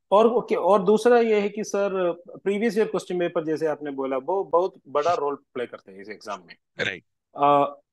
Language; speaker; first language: Hindi; non-native, local second language; Malayalam